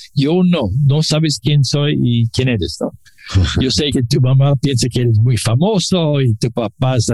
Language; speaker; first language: Spanish; non-native, learner; English